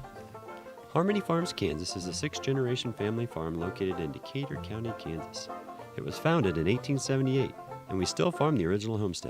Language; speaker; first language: English; native; English